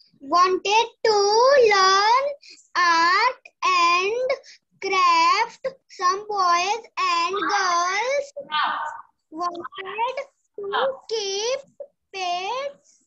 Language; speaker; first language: English; non-native, learner; Hindi